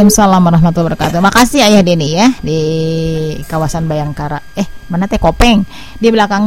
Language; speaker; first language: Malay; non-native, local second language; Sundanese